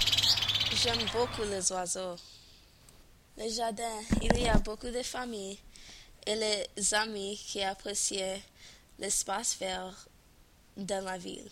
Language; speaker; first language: French; non-native, learner; English